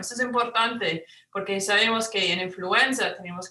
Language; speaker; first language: Spanish; non-native, fluent; English